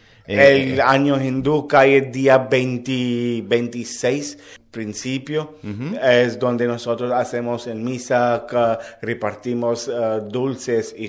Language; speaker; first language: Spanish; non-native, learner; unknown